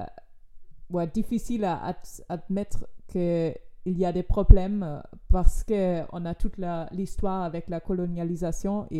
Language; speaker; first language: French; non-native, fluent; German